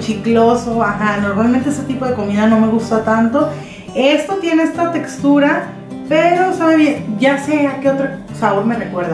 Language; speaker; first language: Spanish; non-native, local second language; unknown